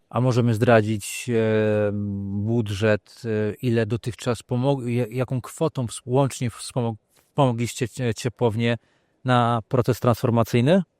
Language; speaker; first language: Polish; native; Polish